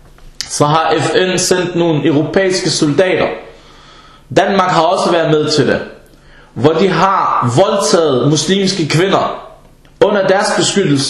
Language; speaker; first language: Danish; early bilingual, other home language; Arabic